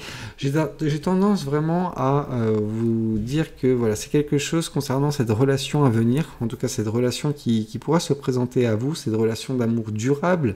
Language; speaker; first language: French; native; French